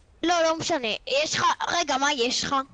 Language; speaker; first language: Hebrew; native; Hebrew